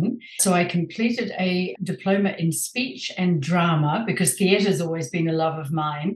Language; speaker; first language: English; native; English